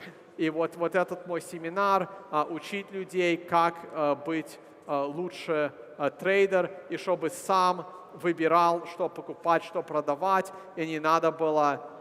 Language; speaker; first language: Russian; early bilingual, heritage; Russian